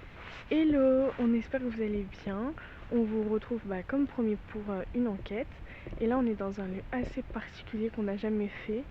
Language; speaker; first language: French; native; French